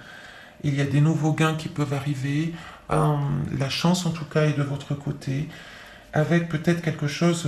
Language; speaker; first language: French; native; French